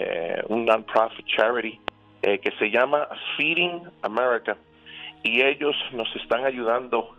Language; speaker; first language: Spanish; early bilingual, other home language; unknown